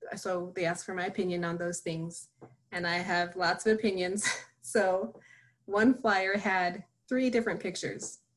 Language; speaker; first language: English; native; English